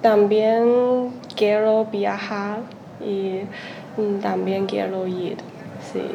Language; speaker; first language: Spanish; non-native, learner; Chinese